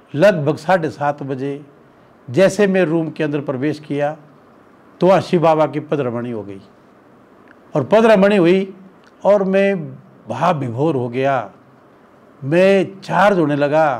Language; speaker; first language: Hindi; native; Hindi